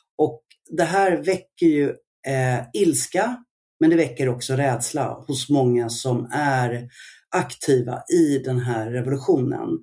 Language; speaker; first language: Swedish; early bilingual, other home language; Arabic